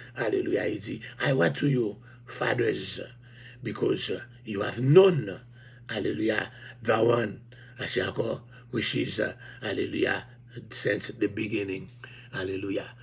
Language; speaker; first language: English; non-native, fluent; Haitian Creole